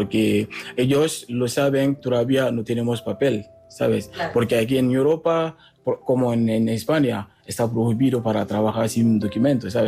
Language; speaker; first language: Spanish; non-native, learner; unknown